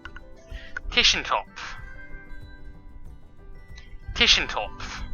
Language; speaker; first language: German; non-native, learner; English